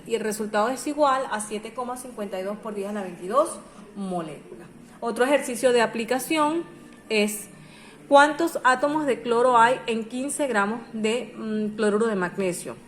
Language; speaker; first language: Spanish; native; Spanish